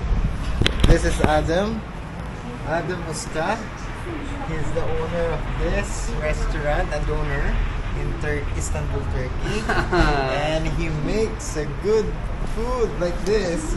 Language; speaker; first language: English; non-native, local second language; Filipino